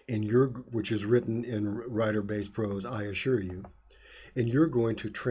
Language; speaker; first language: English; native; English